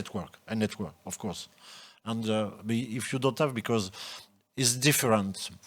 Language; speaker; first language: English; non-native, local second language; French